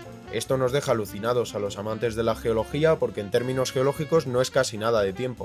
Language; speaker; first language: Spanish; native; Spanish